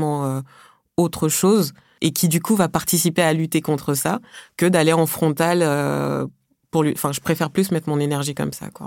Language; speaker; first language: French; early bilingual, other home language; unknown